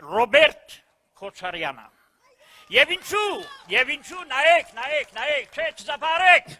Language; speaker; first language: Armenian; early bilingual, heritage; Armenian